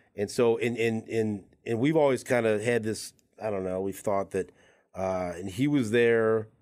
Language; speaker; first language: English; early bilingual, other home language; Spanish